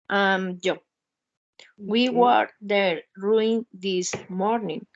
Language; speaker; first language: English; non-native, learner; Spanish